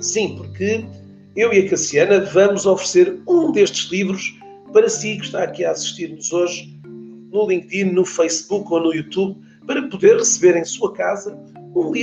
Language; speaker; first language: Portuguese; native; Portuguese